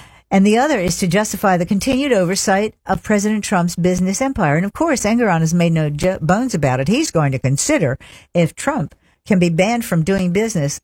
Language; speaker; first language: English; early bilingual, other home language; French